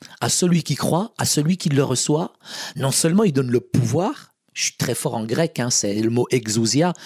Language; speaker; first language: French; early bilingual, other home language; Arabic